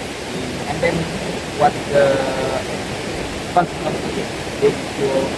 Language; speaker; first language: English; non-native, learner; Indonesian